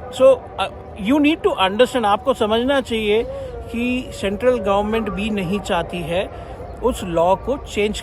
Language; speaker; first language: Hindi; non-native, local second language; Malayalam